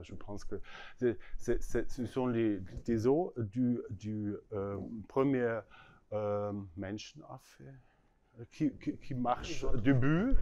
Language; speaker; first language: French; non-native, learner; German